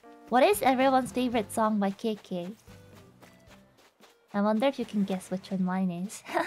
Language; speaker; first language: English; early bilingual, other home language; Japanese